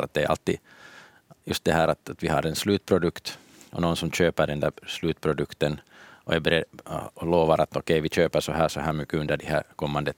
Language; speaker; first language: Swedish; native; Swedish